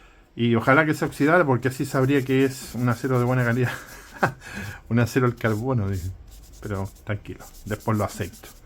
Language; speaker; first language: Spanish; native; Spanish